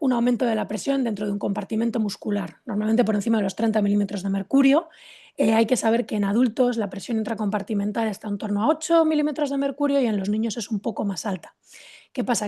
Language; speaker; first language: Spanish; native; Spanish